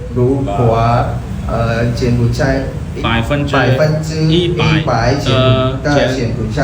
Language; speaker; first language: Chinese; non-native, local second language; Khmer